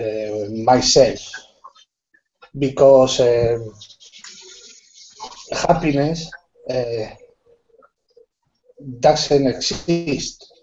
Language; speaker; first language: English; non-native, learner; Spanish